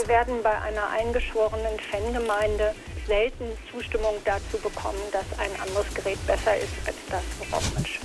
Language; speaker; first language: German; native; German